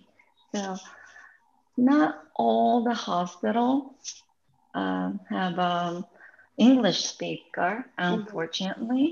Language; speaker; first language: English; non-native, fluent; Japanese